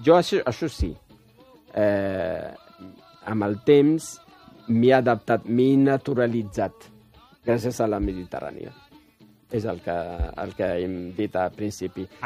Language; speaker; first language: Catalan; non-native, fluent; Riffian